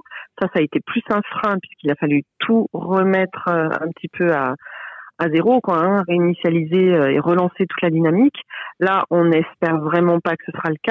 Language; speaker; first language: French; native; French